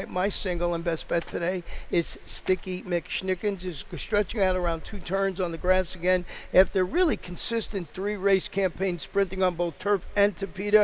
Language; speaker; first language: English; native; English